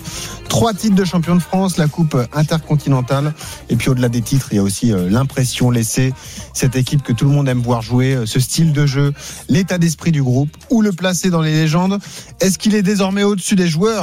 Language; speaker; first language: French; native; French